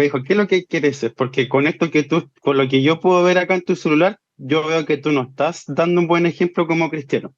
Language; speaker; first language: Spanish; native; Spanish